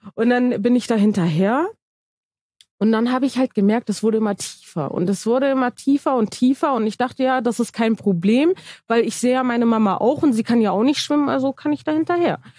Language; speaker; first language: German; early bilingual, other home language; Turkish